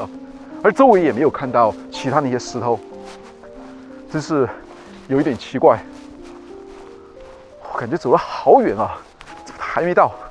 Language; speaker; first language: Chinese; native; Chinese